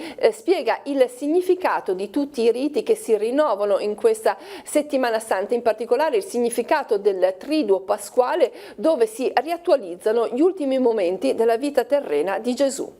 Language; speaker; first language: Italian; native; Italian